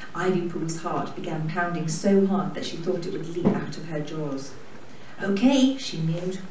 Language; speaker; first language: English; native; English